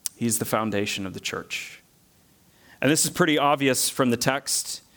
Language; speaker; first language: English; native; English